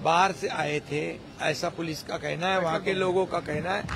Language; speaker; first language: Hindi; non-native, local second language; Marathi